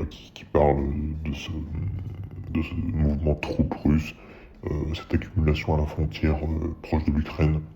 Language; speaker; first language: French; native; French